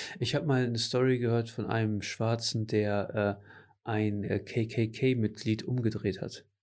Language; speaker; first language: German; early bilingual, other home language; Portuguese